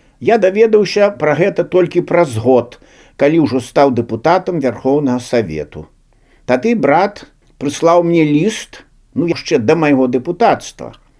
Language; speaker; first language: Belarusian; native; Belarusian